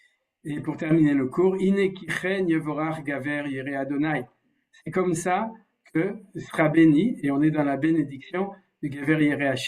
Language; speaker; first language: French; native; French